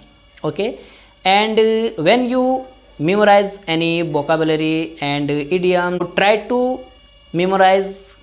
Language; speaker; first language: English; non-native, learner; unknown